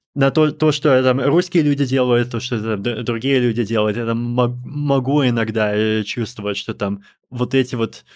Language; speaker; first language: Russian; early bilingual, heritage; Russian